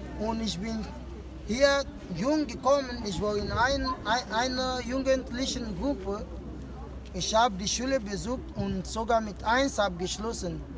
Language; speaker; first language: German; non-native, fluent; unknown